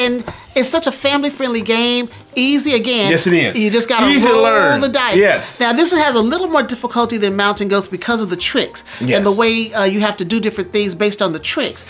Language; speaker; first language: English; native; English